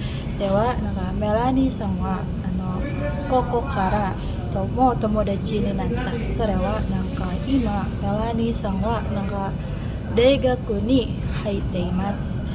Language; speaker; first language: Japanese; non-native, learner; Indonesian